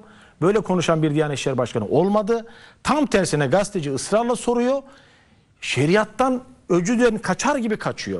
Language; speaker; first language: Turkish; native; Turkish